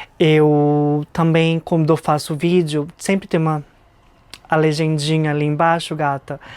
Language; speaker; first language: Portuguese; early bilingual, heritage; Portuguese